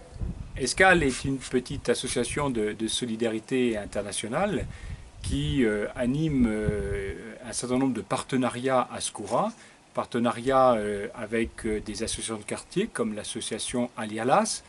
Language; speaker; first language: French; native; French